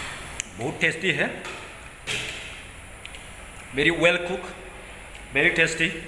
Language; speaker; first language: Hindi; non-native, local second language; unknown